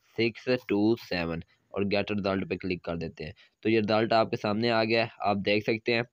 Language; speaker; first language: Urdu; non-native, local second language; Punjabi